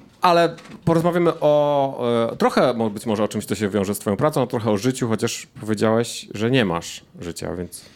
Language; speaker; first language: Polish; native; Polish